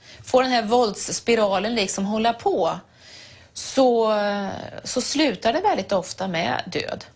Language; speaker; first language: Swedish; native; Swedish